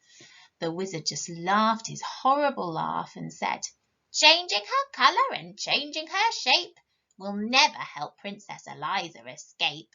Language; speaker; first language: English; native; English